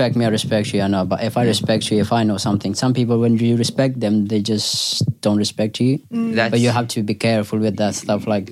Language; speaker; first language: English; non-native, fluent; Pashto